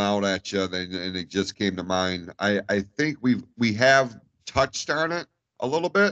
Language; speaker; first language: English; native; English